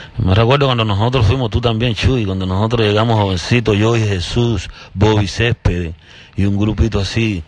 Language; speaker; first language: Spanish; native; Spanish